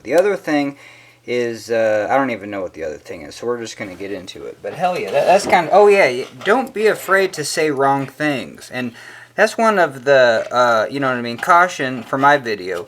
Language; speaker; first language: English; native; English